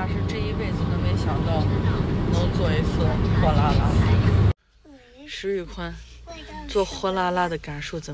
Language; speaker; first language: Chinese; native; Chinese